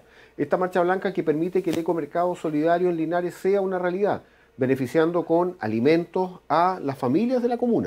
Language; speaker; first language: Spanish; native; Spanish